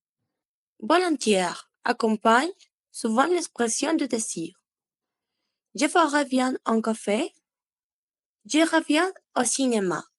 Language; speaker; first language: French; non-native, learner; Spanish